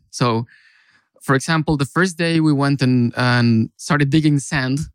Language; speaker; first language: English; non-native, fluent; Spanish